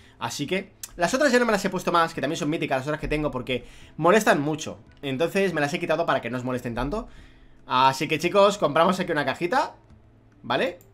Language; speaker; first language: Spanish; native; Spanish